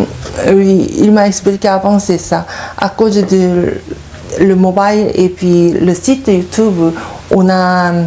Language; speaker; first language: French; non-native, learner; Korean